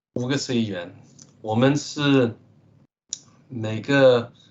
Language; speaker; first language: Chinese; early bilingual, heritage; Chinese